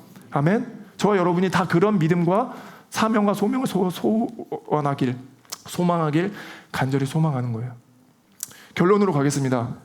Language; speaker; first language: Korean; native; Korean